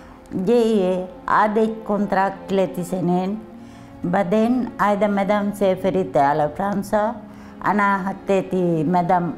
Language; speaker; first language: Arabic; non-native, learner; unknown